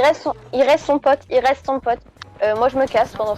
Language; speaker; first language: French; native; French